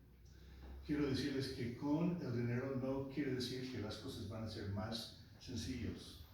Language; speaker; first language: Spanish; non-native, local second language; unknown